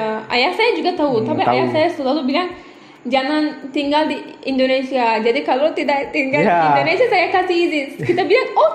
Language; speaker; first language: Indonesian; non-native, learner; Turkish